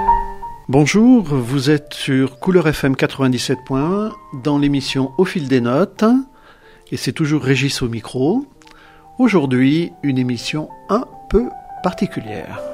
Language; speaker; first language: French; native; French